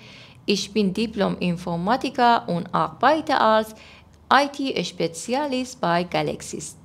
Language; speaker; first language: German; non-native, fluent; Persian